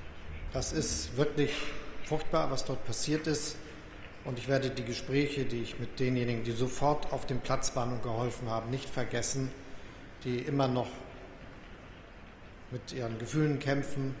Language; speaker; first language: German; native; German